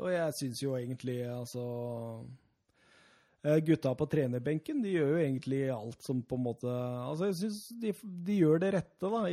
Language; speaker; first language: Norwegian; native; Norwegian